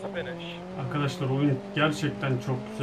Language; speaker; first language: Turkish; native; Turkish